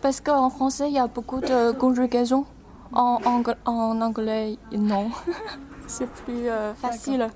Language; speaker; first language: French; non-native, fluent; Chinese